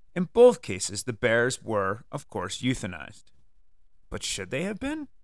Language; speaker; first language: English; native; English